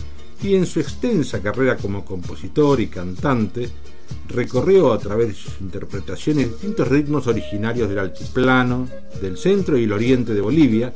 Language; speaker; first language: Spanish; native; Spanish